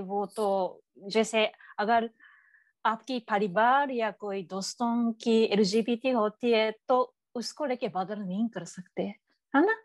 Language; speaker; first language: Hindi; non-native, learner; Japanese